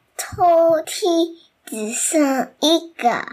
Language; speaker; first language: Chinese; early bilingual, heritage; Chinese